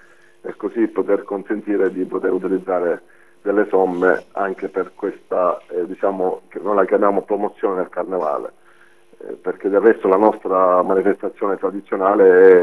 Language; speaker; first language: Italian; native; Italian